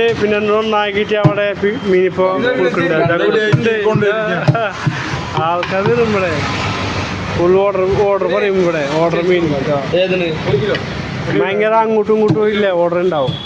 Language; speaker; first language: Malayalam; non-native, local second language; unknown